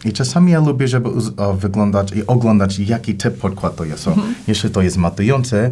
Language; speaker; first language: Polish; non-native, learner; English